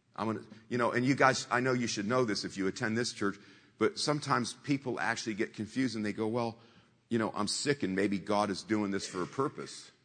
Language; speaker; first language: English; native; English